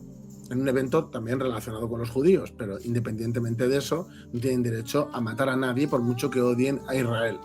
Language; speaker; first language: Spanish; native; Spanish